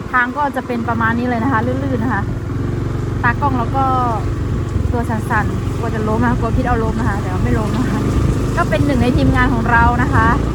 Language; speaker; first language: Thai; non-native, local second language; Karen languages